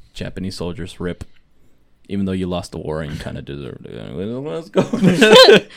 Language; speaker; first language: English; early bilingual, other home language; Spanish